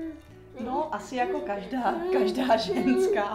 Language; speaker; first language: Czech; native; Czech